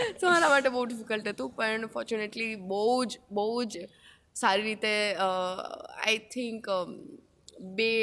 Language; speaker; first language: Gujarati; native; Gujarati